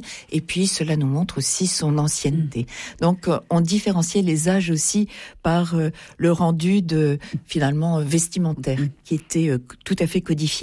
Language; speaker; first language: French; native; French